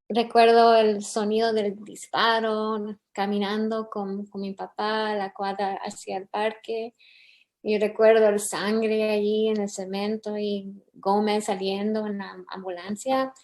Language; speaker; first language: Spanish; early bilingual, heritage; English